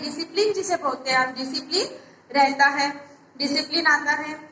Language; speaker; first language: Hindi; non-native, local second language; Marathi